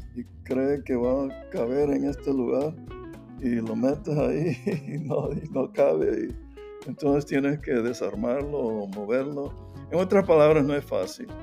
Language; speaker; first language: Spanish; native; Spanish